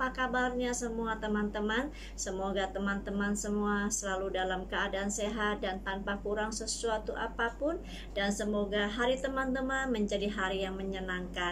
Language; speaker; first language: Indonesian; non-native, local second language; Malay